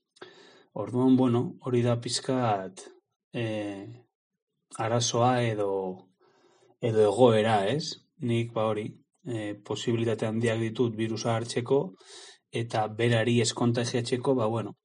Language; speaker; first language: Basque; non-native, learner; Spanish